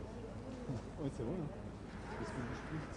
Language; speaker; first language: French; native; French